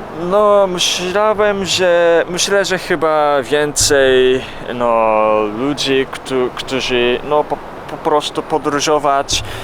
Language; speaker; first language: Polish; non-native, learner; Japanese